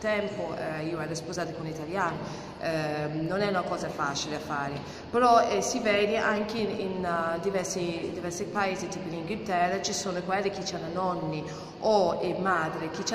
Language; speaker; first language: Italian; non-native, fluent; English